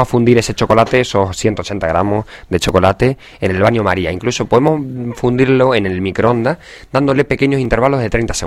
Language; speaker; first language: Spanish; native; Spanish